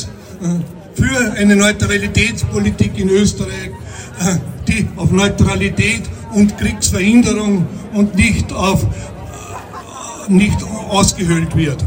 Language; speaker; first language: German; native; German